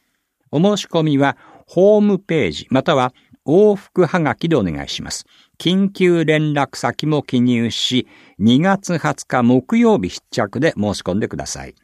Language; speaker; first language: Japanese; native; Japanese